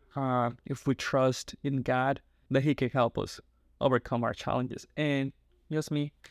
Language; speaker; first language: English; non-native, fluent; Spanish